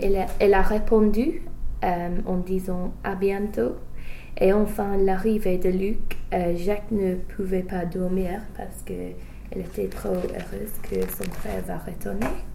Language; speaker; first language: French; non-native, learner; English